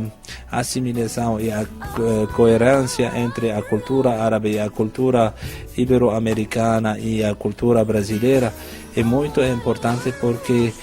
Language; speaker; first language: Portuguese; non-native, fluent; Arabic